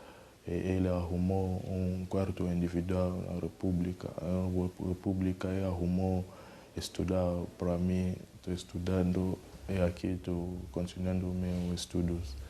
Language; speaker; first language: Portuguese; non-native, learner; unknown